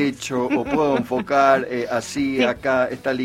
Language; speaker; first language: Spanish; native; Spanish